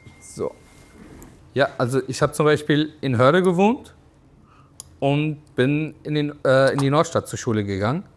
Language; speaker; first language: German; early bilingual, other home language; Arabic